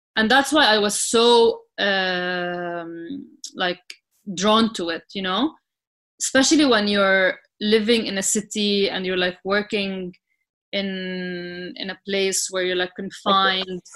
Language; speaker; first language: English; non-native, fluent; Arabic